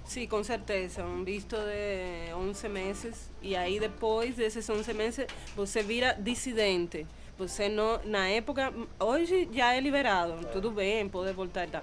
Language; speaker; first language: Portuguese; non-native, fluent; Spanish